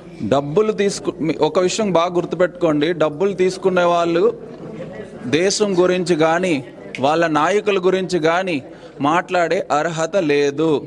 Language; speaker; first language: Telugu; native; Telugu